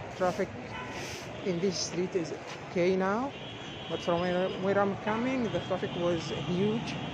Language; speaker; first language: English; non-native, fluent; Arabic